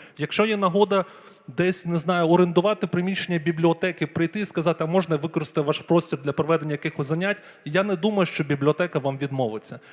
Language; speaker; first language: Ukrainian; non-native, local second language; Russian